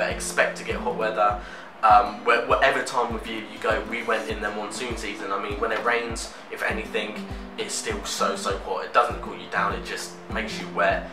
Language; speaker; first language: English; native; English